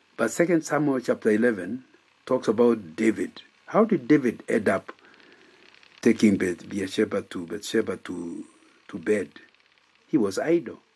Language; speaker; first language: English; non-native, local second language; Kikuyu